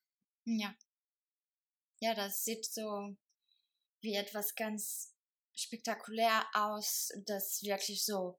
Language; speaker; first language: German; non-native, fluent; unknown